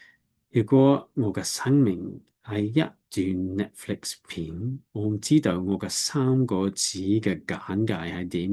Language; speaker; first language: Cantonese; non-native, learner; English